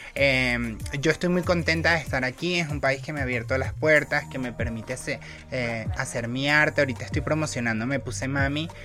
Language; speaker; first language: Spanish; native; Spanish